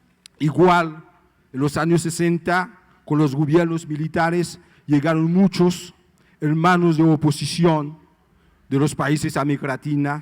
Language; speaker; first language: Spanish; non-native, fluent; Haitian Creole